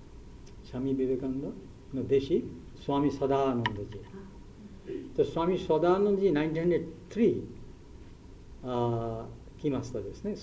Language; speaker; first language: Japanese; non-native, learner; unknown